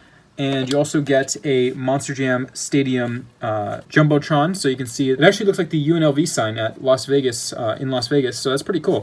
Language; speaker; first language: English; native; English